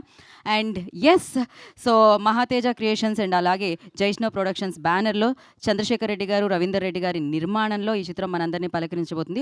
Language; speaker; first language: Telugu; native; Telugu